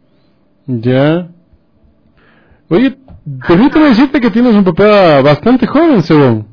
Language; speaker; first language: Spanish; native; Spanish